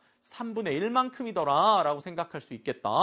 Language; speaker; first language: Korean; native; Korean